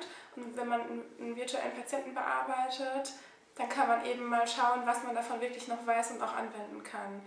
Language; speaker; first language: German; native; German